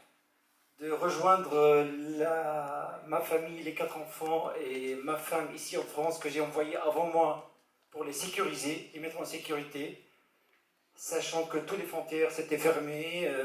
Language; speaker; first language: French; non-native, fluent; Arabic